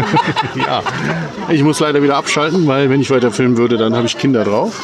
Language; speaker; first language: German; native; German